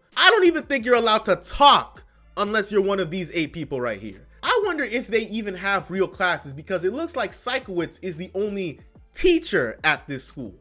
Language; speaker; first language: English; native; English